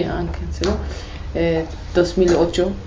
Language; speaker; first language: Spanish; non-native, learner; Kurdish